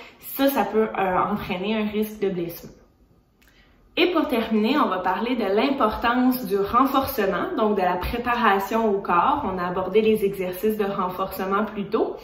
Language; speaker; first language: French; native; French